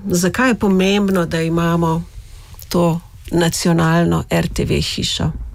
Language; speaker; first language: Slovenian; native; Slovenian